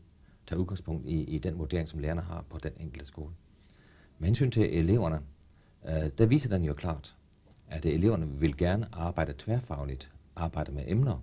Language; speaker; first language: Danish; native; Danish